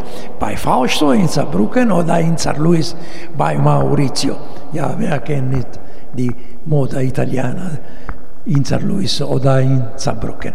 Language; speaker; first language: German; non-native, fluent; Italian